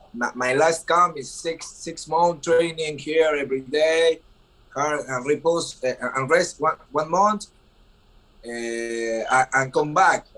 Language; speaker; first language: English; non-native, learner; Spanish